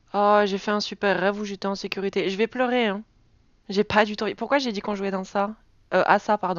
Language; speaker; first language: French; native; French